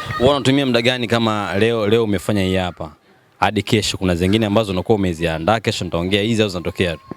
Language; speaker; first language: Swahili; native; Swahili